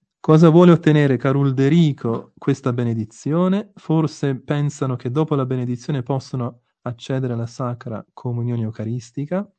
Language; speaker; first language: Italian; native; Italian